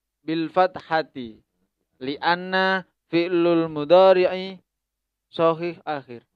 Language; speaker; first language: Arabic; non-native, learner; Indonesian